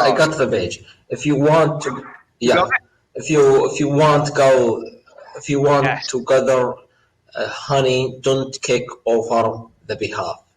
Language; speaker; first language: English; non-native, learner; Arabic